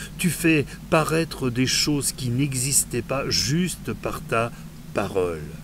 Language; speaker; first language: French; native; French